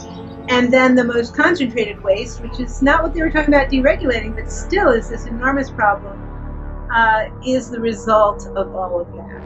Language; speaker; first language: English; native; English